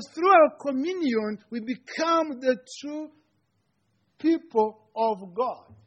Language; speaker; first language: English; non-native, local second language; Kinyarwanda